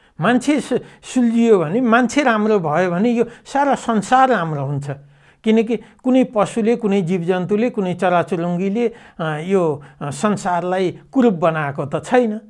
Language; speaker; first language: Nepali; native; Nepali